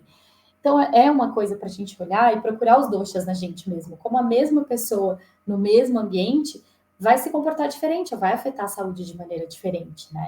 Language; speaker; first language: Portuguese; native; Portuguese